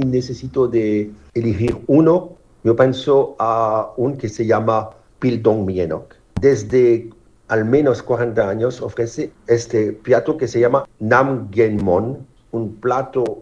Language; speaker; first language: Spanish; non-native, learner; French